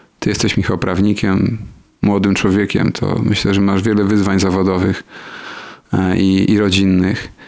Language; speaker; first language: Polish; native; Polish